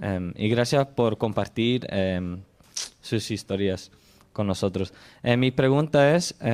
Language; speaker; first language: Spanish; non-native, fluent; English